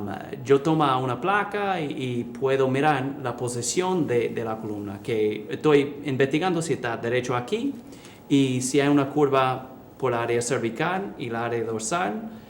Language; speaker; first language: Spanish; early bilingual, heritage; English